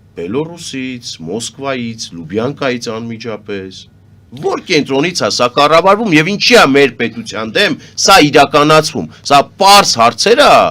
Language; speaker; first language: Armenian; native; Armenian